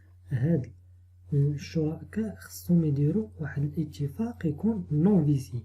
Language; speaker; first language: Arabic; native; Arabic